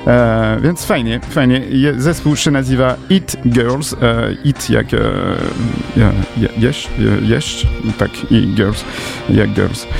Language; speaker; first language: Polish; non-native, learner; French